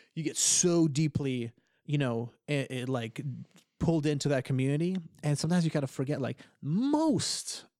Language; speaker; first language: English; early bilingual, other home language; Ukrainian